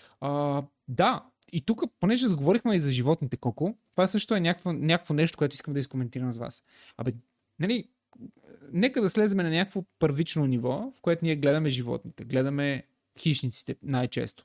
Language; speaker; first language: Bulgarian; native; Bulgarian